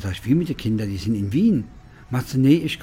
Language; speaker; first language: German; native; German